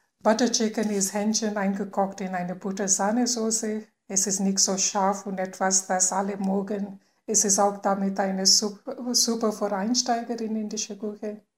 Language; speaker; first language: German; non-native, fluent; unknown